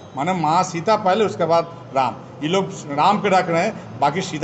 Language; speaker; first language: Hindi; non-native, local second language; Bangla